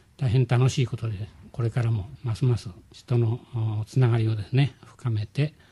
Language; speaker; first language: Japanese; native; Japanese